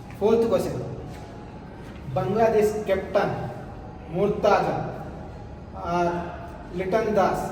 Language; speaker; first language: Hindi; non-native, local second language; Telugu